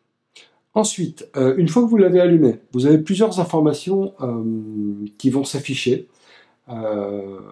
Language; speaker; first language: French; native; French